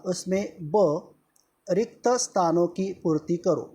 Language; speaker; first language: Hindi; non-native, local second language; Marathi